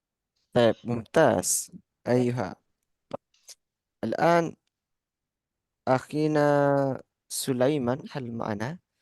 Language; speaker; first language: Arabic; non-native, fluent; Indonesian